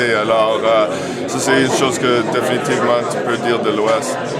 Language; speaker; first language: French; non-native, local second language; English